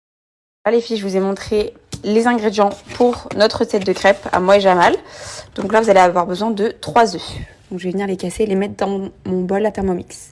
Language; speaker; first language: French; native; French